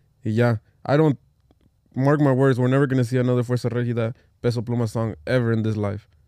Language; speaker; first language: English; early bilingual, other home language; Spanish